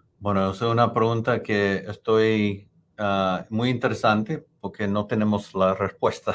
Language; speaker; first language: Spanish; non-native, fluent; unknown